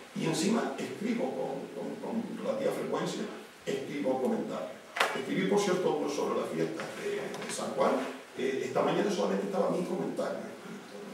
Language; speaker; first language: Spanish; native; Spanish